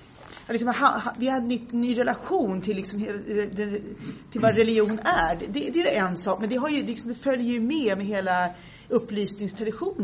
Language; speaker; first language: Swedish; native; Swedish